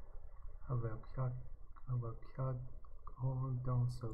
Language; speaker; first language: French; non-native, learner; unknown